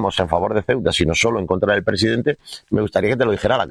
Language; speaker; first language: Spanish; native; Spanish